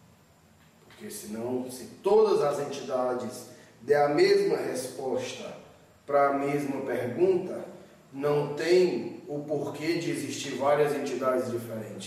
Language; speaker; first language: Portuguese; native; Portuguese